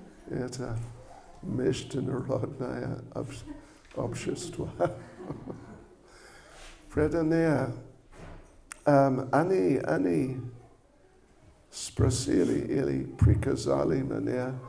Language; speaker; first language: Russian; non-native, learner; English